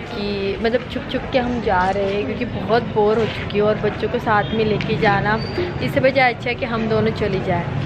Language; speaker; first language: Hindi; non-native, local second language; Marathi